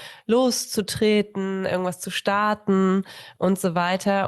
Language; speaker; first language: German; native; German